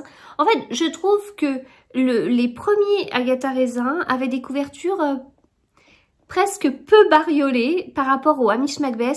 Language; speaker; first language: French; native; French